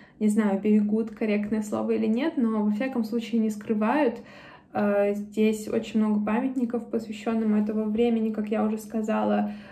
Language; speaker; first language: Russian; native; Russian